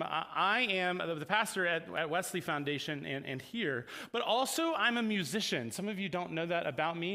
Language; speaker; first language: English; native; English